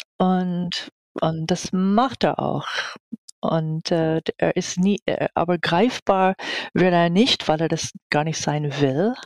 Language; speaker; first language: German; non-native, fluent; English